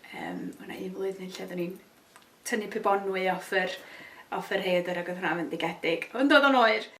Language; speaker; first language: Welsh; native; Welsh